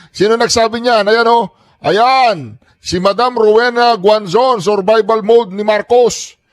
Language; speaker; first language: Filipino; native; Filipino